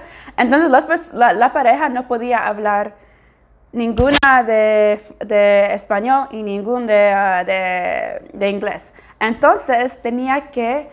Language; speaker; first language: Spanish; non-native, fluent; English